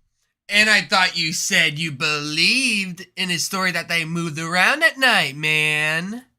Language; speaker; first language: English; native; English